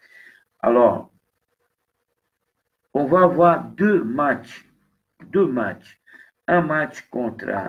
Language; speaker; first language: French; non-native, fluent; Portuguese